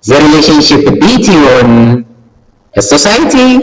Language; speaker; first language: English; non-native, local second language; Amharic